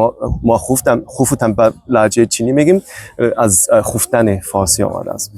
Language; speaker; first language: Persian; non-native, fluent; Chinese